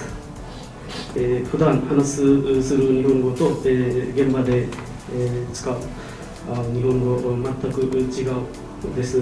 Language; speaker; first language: Japanese; non-native, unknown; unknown